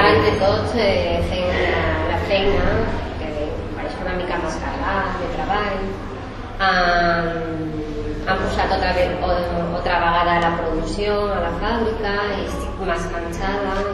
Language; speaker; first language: Catalan; non-native, learner; Spanish